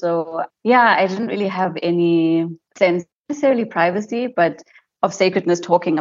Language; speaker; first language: English; native; English